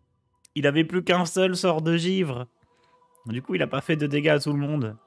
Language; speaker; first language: French; native; French